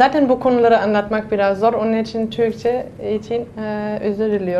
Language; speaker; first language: Turkish; non-native, fluent; German